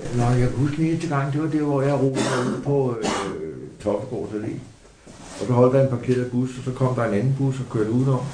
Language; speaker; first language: Danish; native; Danish